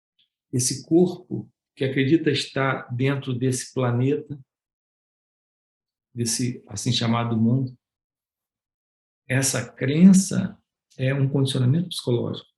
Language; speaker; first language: Portuguese; native; Portuguese